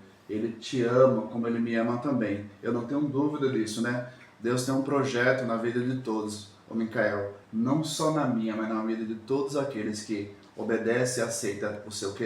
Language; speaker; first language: Portuguese; native; Portuguese